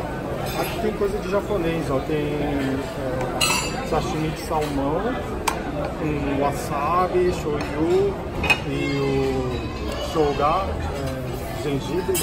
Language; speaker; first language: Portuguese; non-native, fluent; Japanese